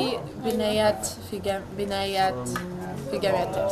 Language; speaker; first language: Arabic; non-native, learner; English